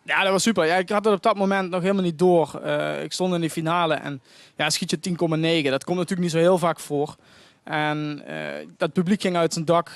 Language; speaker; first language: Dutch; native; Dutch